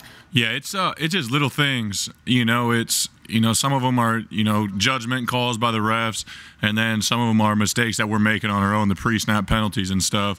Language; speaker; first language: English; native; English